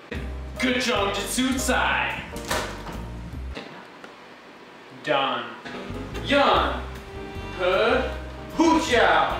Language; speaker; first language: Chinese; non-native, learner; English